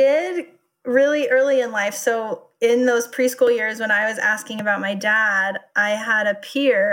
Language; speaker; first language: English; native; English